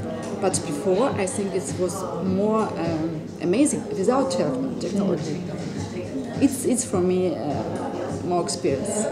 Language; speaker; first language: English; non-native, learner; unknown